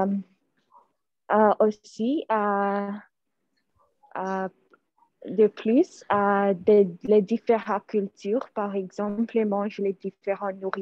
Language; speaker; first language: French; non-native, learner; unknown